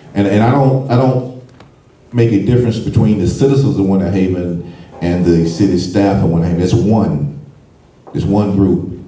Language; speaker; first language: English; native; English